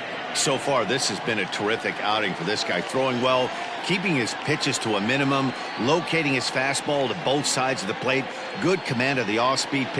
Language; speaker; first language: English; native; English